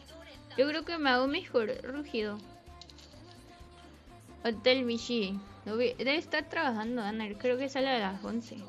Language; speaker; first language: Spanish; native; Spanish